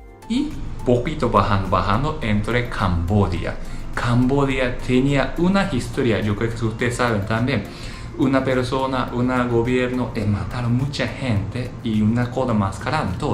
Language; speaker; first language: Spanish; non-native, learner; Japanese